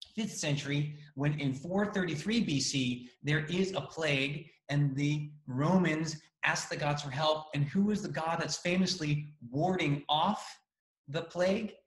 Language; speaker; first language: English; native; English